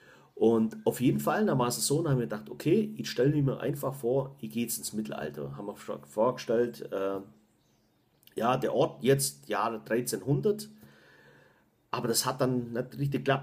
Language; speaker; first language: German; native; German